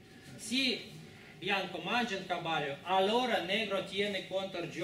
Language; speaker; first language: Italian; non-native, learner; Spanish